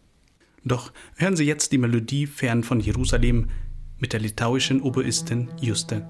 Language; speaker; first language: German; native; German